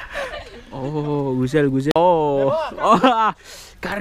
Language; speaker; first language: Turkish; non-native, learner; Indonesian